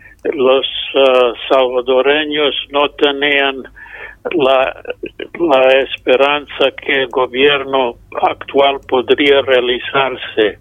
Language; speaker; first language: Spanish; non-native, fluent; English